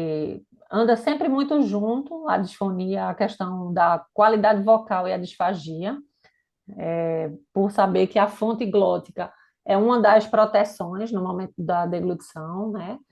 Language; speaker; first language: Portuguese; native; Portuguese